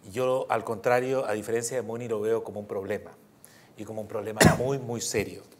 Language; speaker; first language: Spanish; native; Spanish